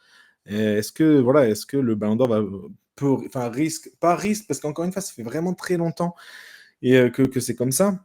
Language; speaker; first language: French; native; French